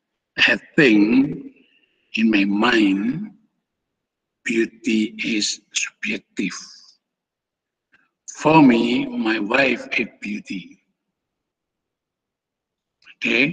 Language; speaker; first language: English; non-native, fluent; Indonesian